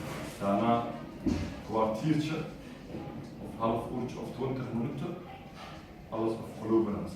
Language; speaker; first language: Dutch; non-native, learner; Somali